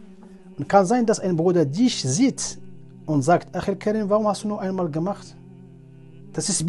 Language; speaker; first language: German; non-native, learner; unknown